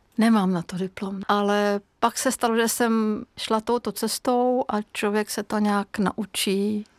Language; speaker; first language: Czech; non-native, fluent; Hungarian